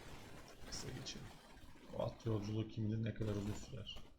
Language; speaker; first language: Turkish; native; Turkish